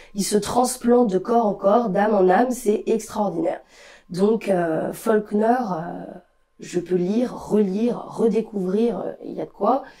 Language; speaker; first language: French; native; French